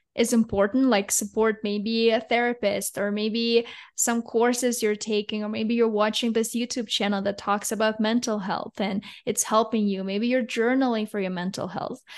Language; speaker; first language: English; non-native, fluent; Russian